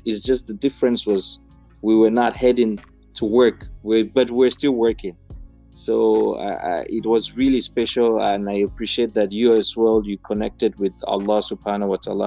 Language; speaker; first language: English; non-native, local second language; Fula